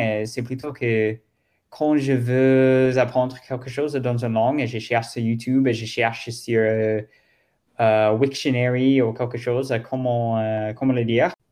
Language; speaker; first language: French; non-native, learner; German